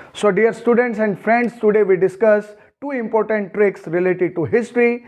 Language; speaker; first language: English; non-native, local second language; Hindi